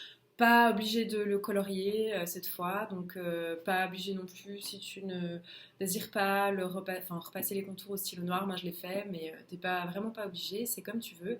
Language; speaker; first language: French; native; French